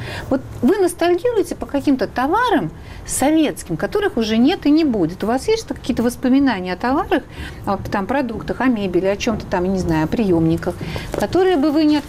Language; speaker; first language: Russian; native; Russian